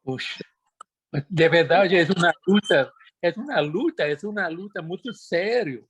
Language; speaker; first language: Portuguese; non-native, learner; Spanish